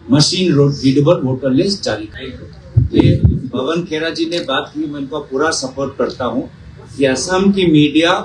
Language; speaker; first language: Hindi; non-native, local second language; Assamese